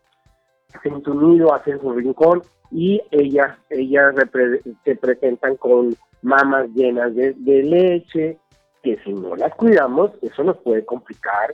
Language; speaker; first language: Spanish; native; Spanish